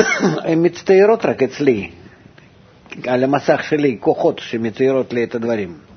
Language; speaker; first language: Hebrew; non-native, fluent; Russian